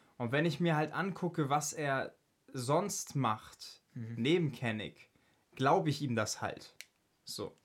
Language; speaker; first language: German; native; German